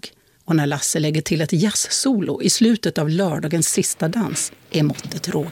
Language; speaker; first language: Swedish; native; Swedish